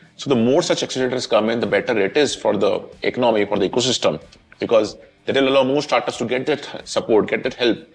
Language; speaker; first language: English; non-native, local second language; Hindi